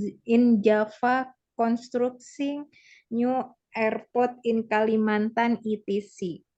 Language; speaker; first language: English; non-native, learner; Indonesian